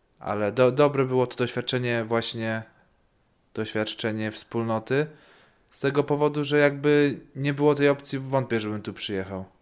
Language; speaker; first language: Polish; early bilingual, heritage; Polish